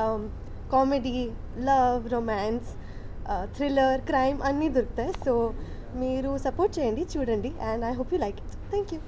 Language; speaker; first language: Telugu; non-native, learner; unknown